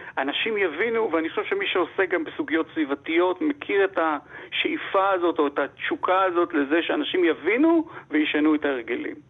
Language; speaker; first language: Hebrew; native; Hebrew